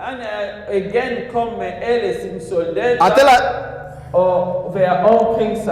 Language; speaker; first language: Danish; non-native, fluent; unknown